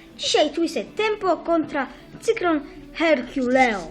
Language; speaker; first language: Polish; native; Polish